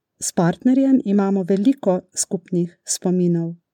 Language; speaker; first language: Slovenian; native; Slovenian